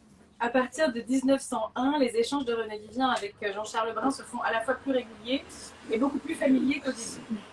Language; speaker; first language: French; native; French